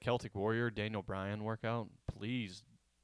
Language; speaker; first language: English; native; English